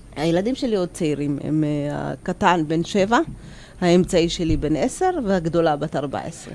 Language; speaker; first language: Hebrew; early bilingual, other home language; Amharic